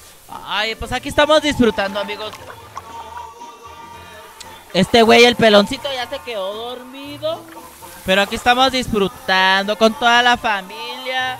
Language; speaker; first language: Spanish; native; Spanish